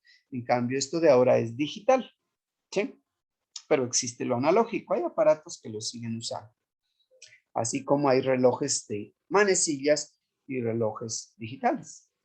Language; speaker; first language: Spanish; native; Spanish